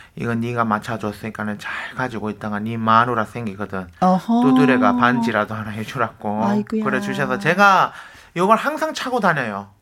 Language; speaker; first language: Korean; native; Korean